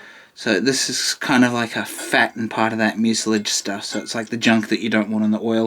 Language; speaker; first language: English; native; English